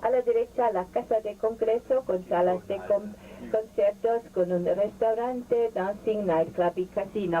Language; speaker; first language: Spanish; non-native, fluent; German